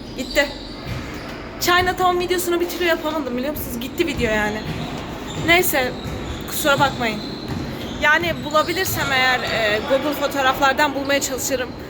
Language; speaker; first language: Turkish; native; Turkish